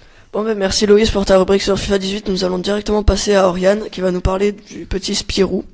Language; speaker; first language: French; native; French